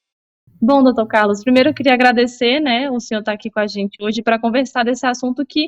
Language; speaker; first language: Portuguese; native; Portuguese